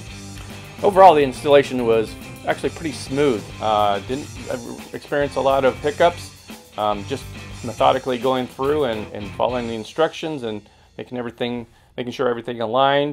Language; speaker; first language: English; native; English